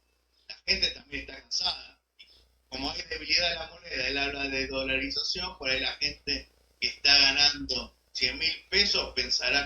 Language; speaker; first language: Spanish; native; Spanish